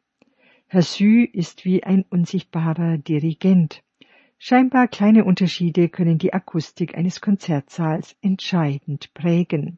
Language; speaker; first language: German; native; German